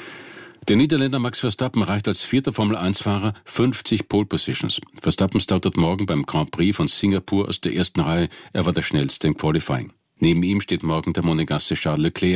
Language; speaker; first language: German; native; German